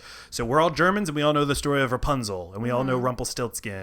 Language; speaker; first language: English; native; English